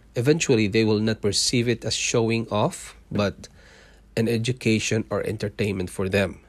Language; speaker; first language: English; non-native, local second language; Cebuano